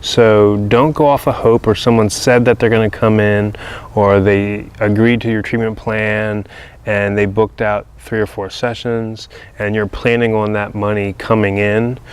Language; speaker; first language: English; native; English